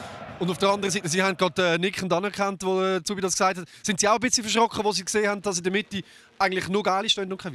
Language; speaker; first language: German; native; German